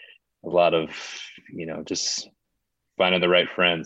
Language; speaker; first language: English; native; English